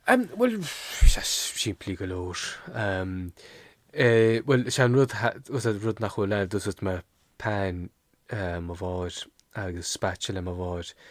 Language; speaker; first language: Irish; native; Irish